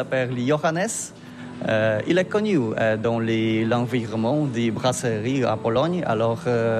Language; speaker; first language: French; non-native, learner; Polish